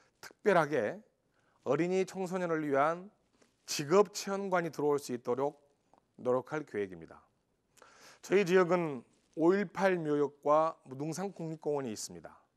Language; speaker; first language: Korean; native; Korean